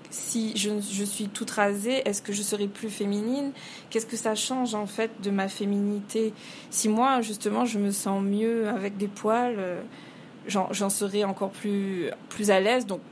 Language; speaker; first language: French; native; French